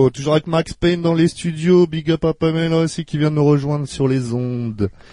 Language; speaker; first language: French; native; French